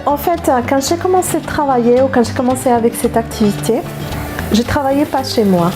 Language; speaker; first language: French; non-native, fluent; Spanish